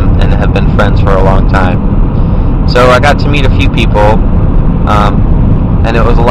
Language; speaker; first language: English; native; English